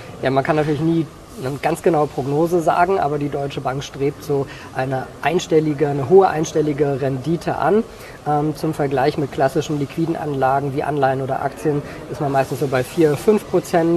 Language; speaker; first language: German; native; German